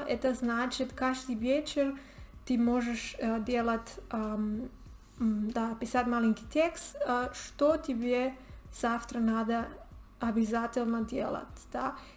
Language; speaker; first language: Russian; non-native, learner; Spanish